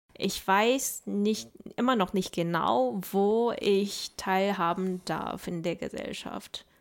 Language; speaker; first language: German; non-native, fluent; Chinese